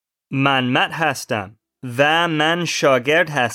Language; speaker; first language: Persian; non-native, learner; English